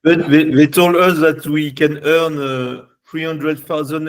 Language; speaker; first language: English; non-native, learner; French